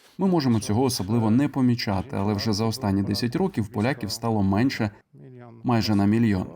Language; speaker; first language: Ukrainian; non-native, fluent; Polish